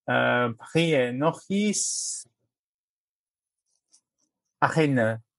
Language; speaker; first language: French; non-native, learner; Chinese